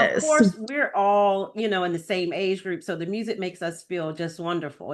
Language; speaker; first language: English; native; English